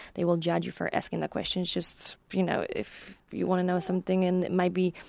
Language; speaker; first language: English; early bilingual, other home language; Polish